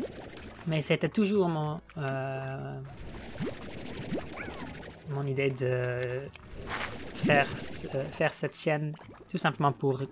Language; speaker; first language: French; non-native, learner; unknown